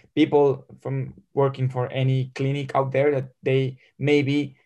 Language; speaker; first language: English; non-native, fluent; Spanish